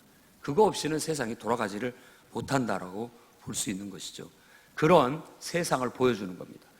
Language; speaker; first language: Korean; native; Korean